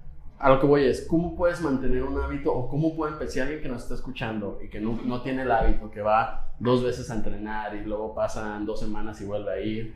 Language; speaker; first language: Spanish; native; Spanish